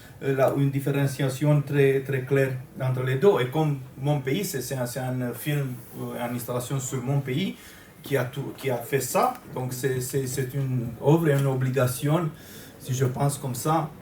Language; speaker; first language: French; non-native, fluent; Romanian